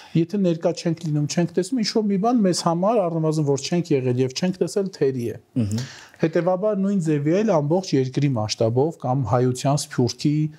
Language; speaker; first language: Armenian; native; Armenian